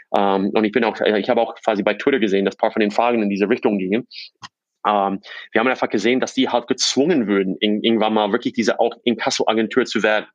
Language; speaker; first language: German; non-native, fluent; English